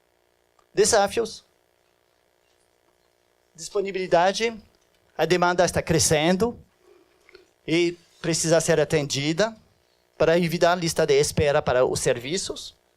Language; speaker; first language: Portuguese; non-native, fluent; French